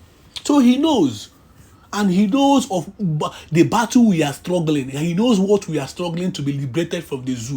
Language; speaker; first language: English; non-native, local second language; Igbo